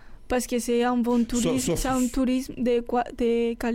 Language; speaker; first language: French; non-native, learner; Spanish